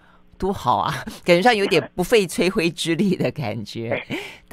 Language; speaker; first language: Chinese; native; Chinese